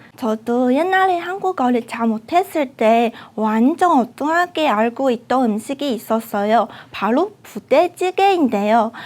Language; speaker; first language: Korean; non-native, fluent; Chinese